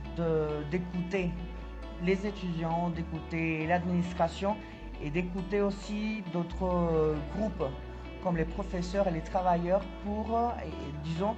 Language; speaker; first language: French; non-native, fluent; Spanish